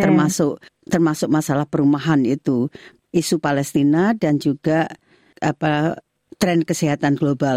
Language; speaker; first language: Indonesian; native; Indonesian